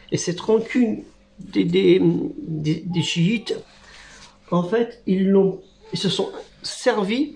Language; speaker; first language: French; native; French